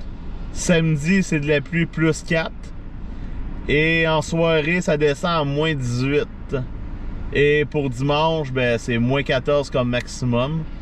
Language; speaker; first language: French; native; French